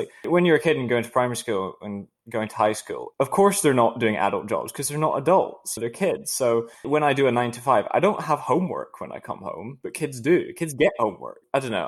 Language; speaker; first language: English; native; English